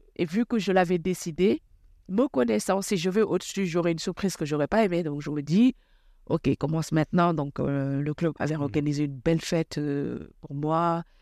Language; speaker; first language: French; non-native, local second language; Wolof